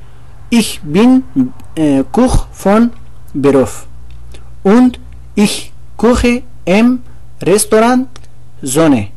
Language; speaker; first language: German; non-native, learner; Pashto